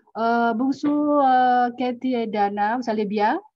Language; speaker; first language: French; non-native, fluent; Indonesian